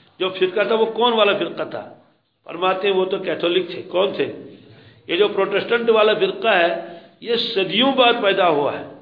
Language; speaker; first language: Urdu; native; Urdu